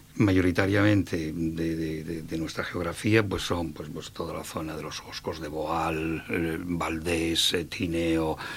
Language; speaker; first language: Spanish; native; Spanish